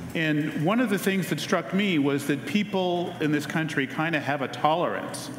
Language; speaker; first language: English; native; English